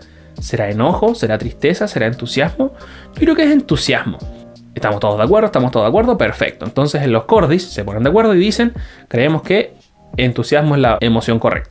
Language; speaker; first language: Spanish; native; Spanish